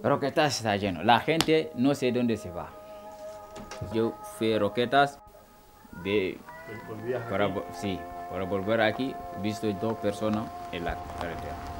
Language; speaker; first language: Spanish; non-native, learner; Wolof